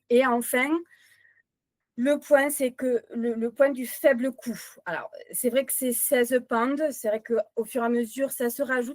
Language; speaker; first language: French; native; French